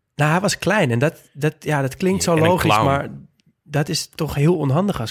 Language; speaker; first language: Dutch; native; Dutch